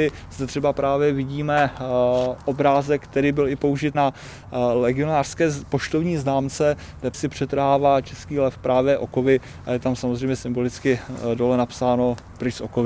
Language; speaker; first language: Czech; native; Czech